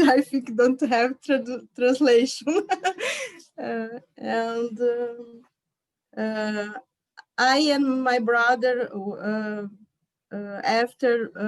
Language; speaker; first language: English; non-native, learner; Portuguese